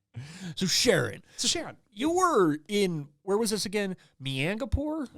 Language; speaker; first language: English; native; English